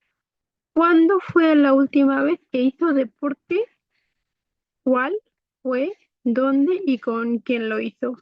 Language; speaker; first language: Spanish; non-native, fluent; Bangla